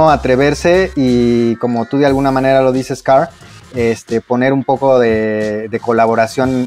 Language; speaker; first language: Spanish; native; Spanish